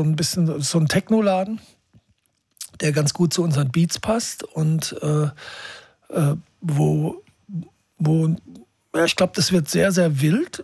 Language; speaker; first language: German; native; German